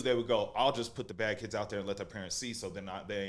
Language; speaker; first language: English; native; English